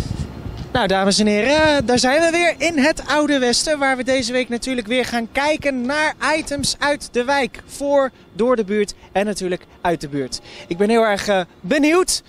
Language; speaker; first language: Dutch; native; Dutch